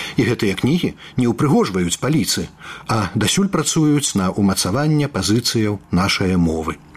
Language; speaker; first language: Belarusian; native; Belarusian